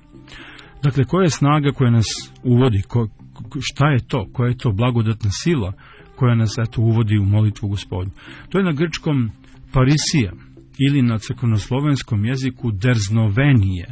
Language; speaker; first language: Serbian; native; Serbian